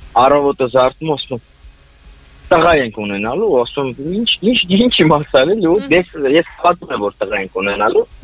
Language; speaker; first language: Armenian; native; Armenian